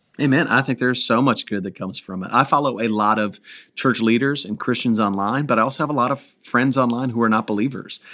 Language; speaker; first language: English; native; English